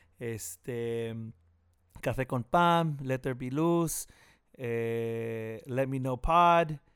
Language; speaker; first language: English; early bilingual, other home language; Spanish